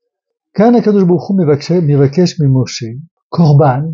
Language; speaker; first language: Hebrew; non-native, fluent; French